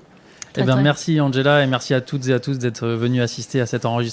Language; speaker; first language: French; native; French